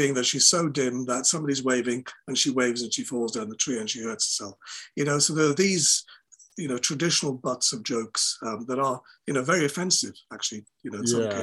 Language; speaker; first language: English; native; English